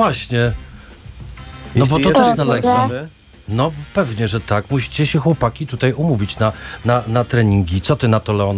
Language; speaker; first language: Polish; native; Polish